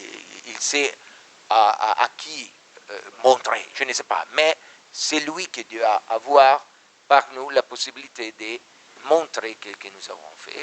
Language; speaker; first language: French; non-native, learner; Italian